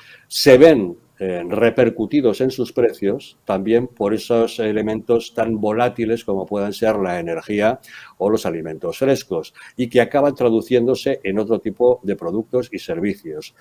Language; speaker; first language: Spanish; native; Spanish